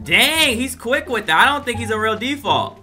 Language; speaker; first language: English; native; English